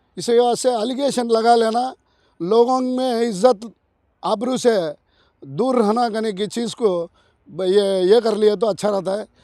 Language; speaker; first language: Hindi; non-native, local second language; Urdu